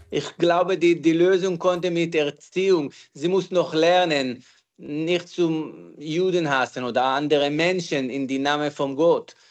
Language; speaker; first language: German; non-native, learner; Hebrew